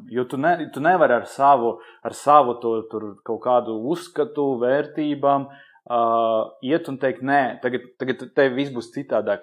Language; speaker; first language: Latvian; non-native, local second language; Russian